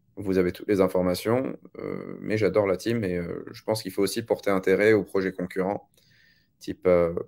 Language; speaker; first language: French; native; French